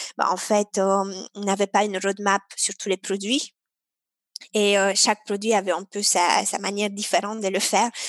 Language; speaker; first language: French; non-native, fluent; Romanian